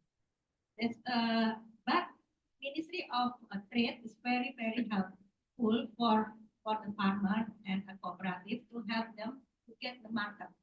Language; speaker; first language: English; non-native, learner; Indonesian